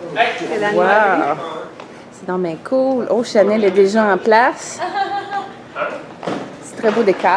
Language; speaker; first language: French; native; French